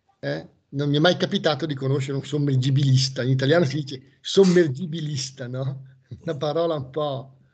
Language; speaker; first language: Italian; native; Italian